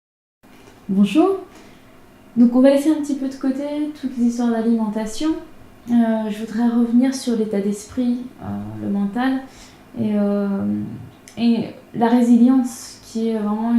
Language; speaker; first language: French; native; French